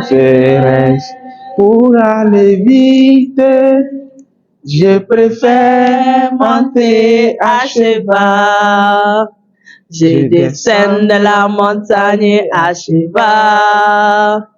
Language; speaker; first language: French; non-native, fluent; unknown